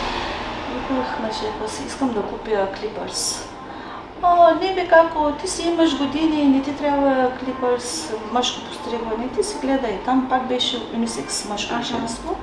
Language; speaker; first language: Bulgarian; non-native, local second language; Turkish